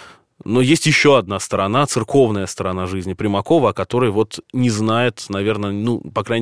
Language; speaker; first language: Russian; native; Russian